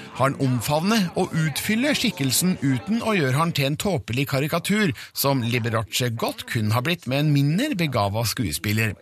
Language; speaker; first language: Norwegian; native; Norwegian